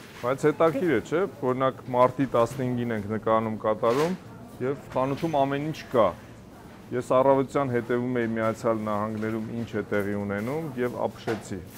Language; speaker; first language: Armenian; native; Armenian